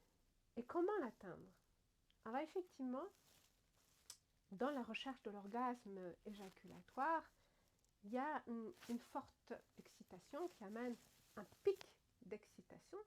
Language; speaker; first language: French; native; French